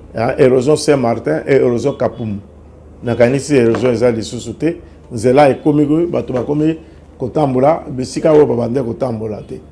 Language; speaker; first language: Lingala; non-native, local second language; Luba-Lulua